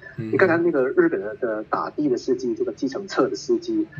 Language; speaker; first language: Chinese; non-native, local second language; Cantonese